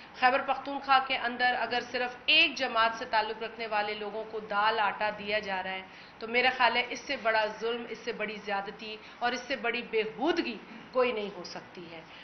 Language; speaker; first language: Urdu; non-native, local second language; Sindhi